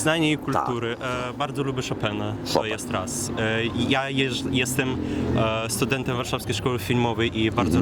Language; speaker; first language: Polish; non-native, learner; Ukrainian